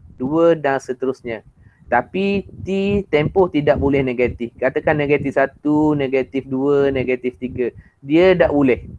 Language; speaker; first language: Malay; native; Malay